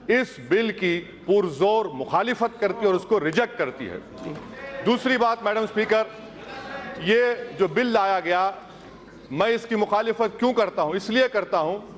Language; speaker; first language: Urdu; native; Urdu